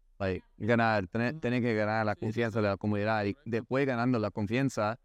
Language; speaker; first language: Spanish; non-native, learner; English